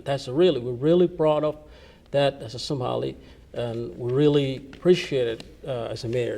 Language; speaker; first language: English; non-native, fluent; Somali